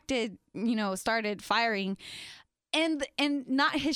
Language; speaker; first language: English; non-native, fluent; Spanish